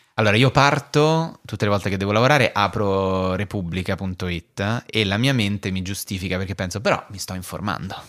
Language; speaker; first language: Italian; native; Italian